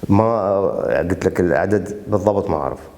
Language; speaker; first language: Arabic; native; Arabic